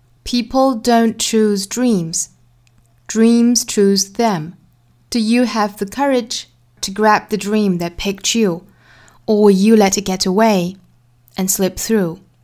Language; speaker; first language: English; non-native, fluent; Chinese